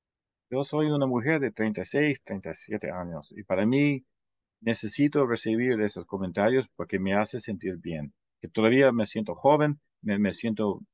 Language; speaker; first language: Spanish; non-native, fluent; English